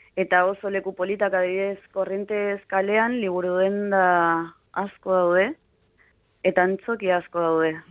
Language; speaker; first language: Basque; non-native, fluent; Spanish